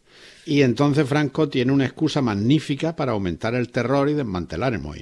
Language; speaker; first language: Spanish; native; Spanish